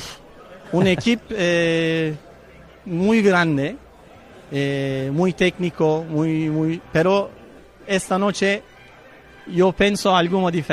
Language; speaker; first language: Spanish; non-native, learner; Turkish